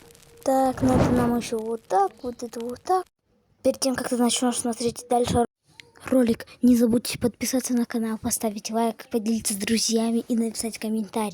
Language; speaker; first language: Russian; native; Russian